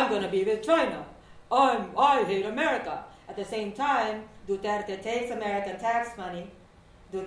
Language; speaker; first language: English; non-native, local second language; Waray